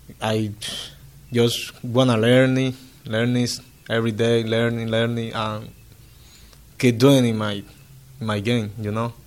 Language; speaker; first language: English; non-native, learner; Spanish